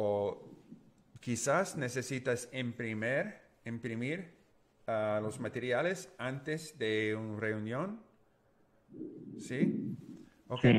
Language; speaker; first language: Spanish; non-native, learner; English